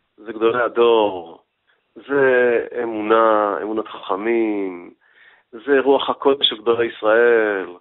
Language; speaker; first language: Hebrew; native; Hebrew